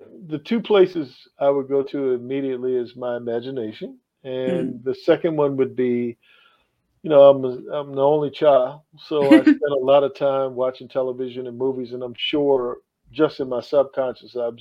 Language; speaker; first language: English; native; English